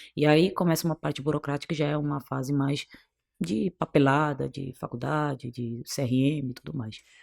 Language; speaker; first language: Portuguese; non-native, local second language; Kabuverdianu